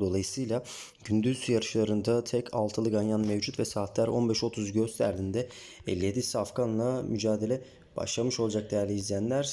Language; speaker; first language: Turkish; native; Turkish